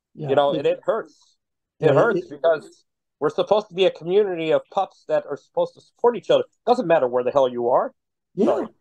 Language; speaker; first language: English; native; English